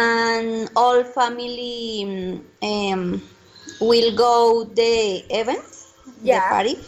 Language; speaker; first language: English; non-native, learner; Spanish